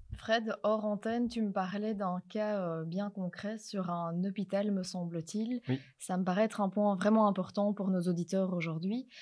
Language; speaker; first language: French; native; French